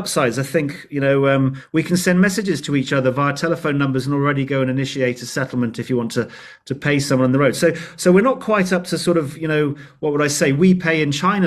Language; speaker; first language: English; native; English